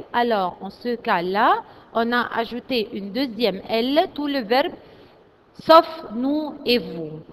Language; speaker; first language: French; non-native, fluent; Arabic